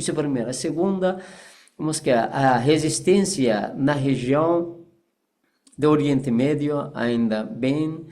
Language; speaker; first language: Portuguese; non-native, fluent; Persian